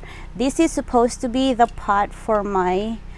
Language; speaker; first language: English; non-native, local second language; Filipino